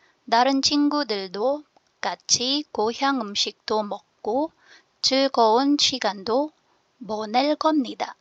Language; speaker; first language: Korean; non-native, fluent; Filipino